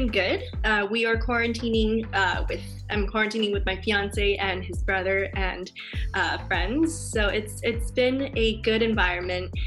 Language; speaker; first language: English; non-native, fluent; Chinese